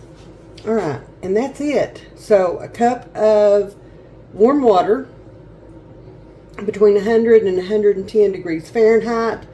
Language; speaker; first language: English; native; English